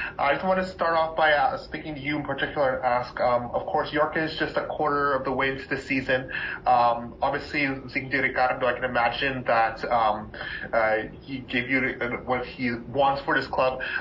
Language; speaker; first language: English; native; English